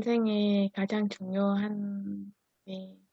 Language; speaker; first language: Korean; non-native, learner; Vietnamese